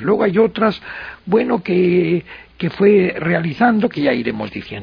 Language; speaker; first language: Spanish; native; Spanish